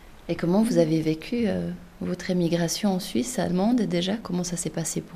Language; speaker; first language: French; native; French